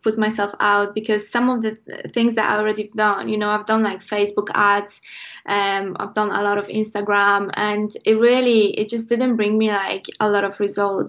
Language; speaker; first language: English; non-native, fluent; Polish